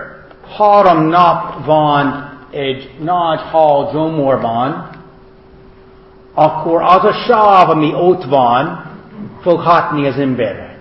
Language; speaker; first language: Hungarian; non-native, fluent; English